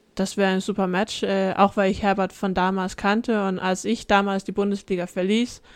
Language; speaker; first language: German; early bilingual, heritage; Danish